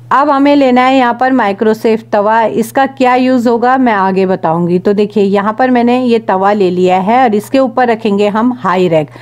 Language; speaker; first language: Hindi; native; Hindi